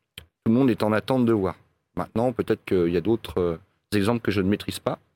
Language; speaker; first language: French; native; French